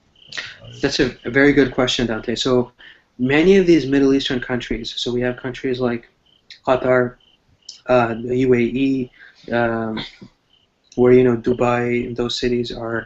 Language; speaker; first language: English; non-native, fluent; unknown